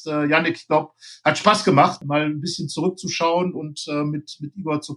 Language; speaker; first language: German; native; German